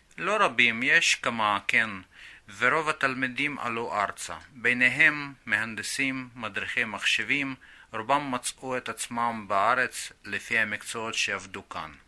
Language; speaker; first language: Hebrew; non-native, fluent; Russian